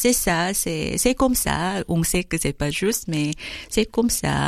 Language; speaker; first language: French; non-native, fluent; Korean